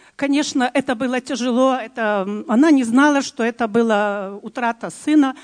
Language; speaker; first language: Russian; native; Russian